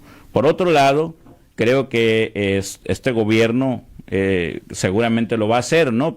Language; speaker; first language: Spanish; native; Spanish